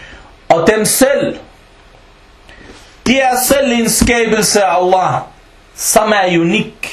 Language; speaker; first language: Danish; early bilingual, other home language; Arabic